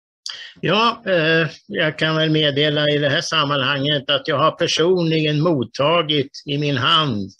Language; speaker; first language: Swedish; native; Swedish